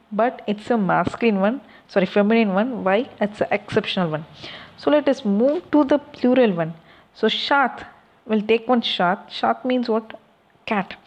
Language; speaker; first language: English; non-native, local second language; Tamil